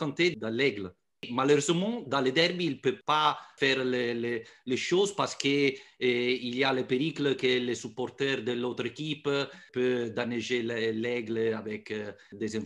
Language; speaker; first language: French; non-native, fluent; Italian